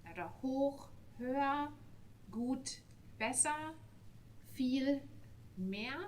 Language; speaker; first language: German; non-native, fluent; English